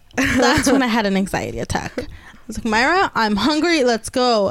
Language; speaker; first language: English; early bilingual, other home language; Spanish